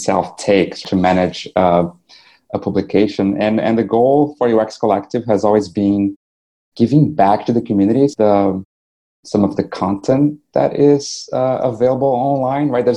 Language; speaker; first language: English; non-native, fluent; Portuguese